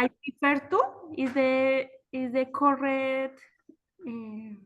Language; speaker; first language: English; non-native, learner; Spanish